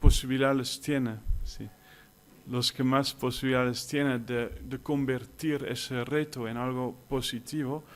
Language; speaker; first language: Spanish; non-native, fluent; Dutch